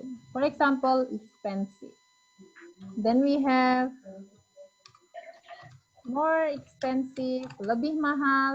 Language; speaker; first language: English; non-native, fluent; Indonesian